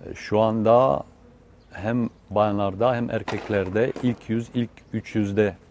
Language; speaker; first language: Turkish; non-native, fluent; Romanian